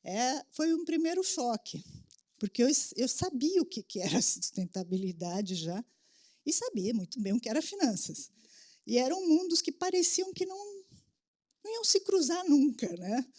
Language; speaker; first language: Portuguese; native; Portuguese